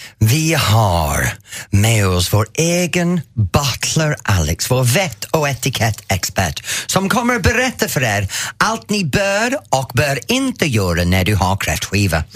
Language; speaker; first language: Swedish; non-native, fluent; English